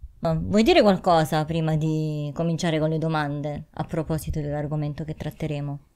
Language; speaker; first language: Italian; native; Italian